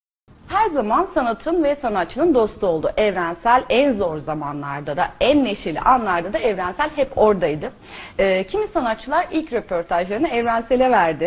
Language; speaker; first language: Turkish; native; Turkish